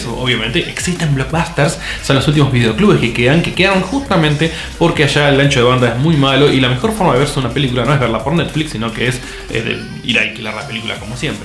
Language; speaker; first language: Spanish; native; Spanish